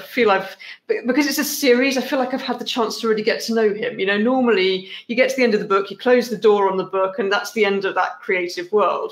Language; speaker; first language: English; native; English